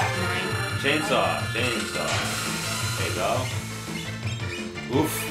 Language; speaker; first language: Persian; non-native, learner; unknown